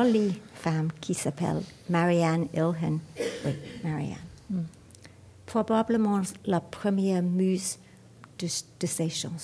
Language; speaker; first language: French; non-native, learner; English